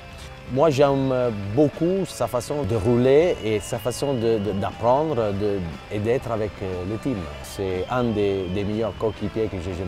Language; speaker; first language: French; non-native, fluent; Italian